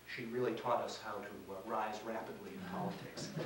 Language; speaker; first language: English; native; English